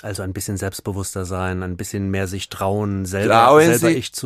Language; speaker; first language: German; native; German